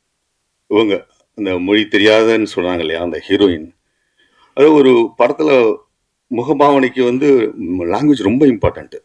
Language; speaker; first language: Tamil; native; Tamil